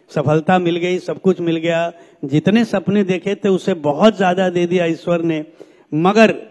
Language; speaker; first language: Hindi; native; Hindi